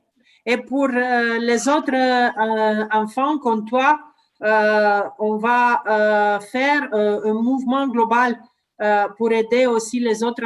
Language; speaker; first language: French; non-native, learner; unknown